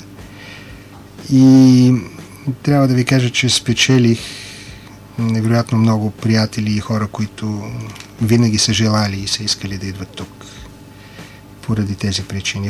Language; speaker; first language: Bulgarian; native; Bulgarian